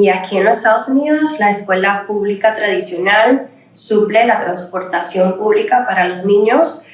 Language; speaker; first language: Spanish; early bilingual, other home language; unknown